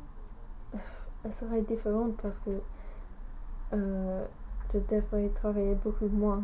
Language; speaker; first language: French; non-native, learner; English